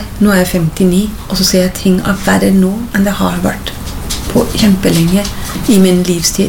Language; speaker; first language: Norwegian; non-native, fluent; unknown